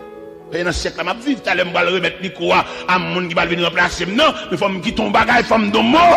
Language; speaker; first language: French; non-native, local second language; Haitian Creole